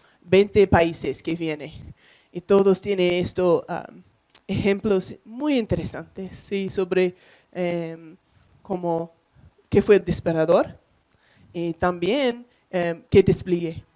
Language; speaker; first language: Spanish; non-native, learner; English